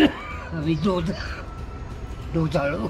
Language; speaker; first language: Hindi; non-native, local second language; Chinese